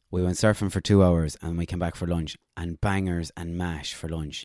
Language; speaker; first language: English; native; English